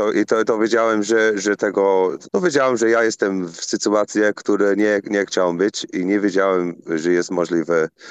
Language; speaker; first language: Polish; non-native, learner; English